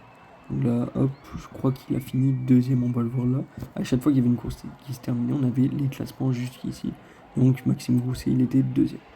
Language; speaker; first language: French; native; French